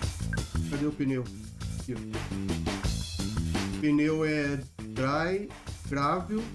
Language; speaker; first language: Portuguese; native; Portuguese